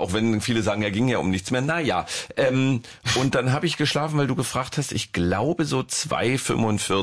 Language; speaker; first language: German; native; German